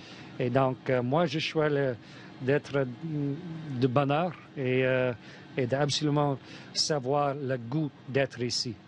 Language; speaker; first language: French; non-native, fluent; English